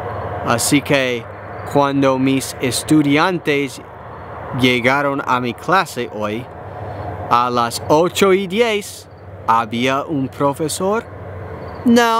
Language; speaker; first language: Spanish; non-native, learner; English